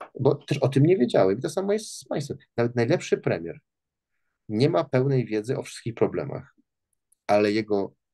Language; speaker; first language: Polish; native; Polish